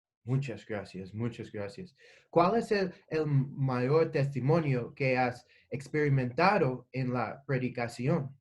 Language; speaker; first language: Spanish; non-native, learner; English